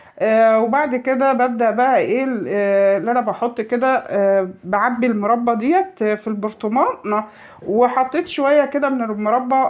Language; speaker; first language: Arabic; native; Arabic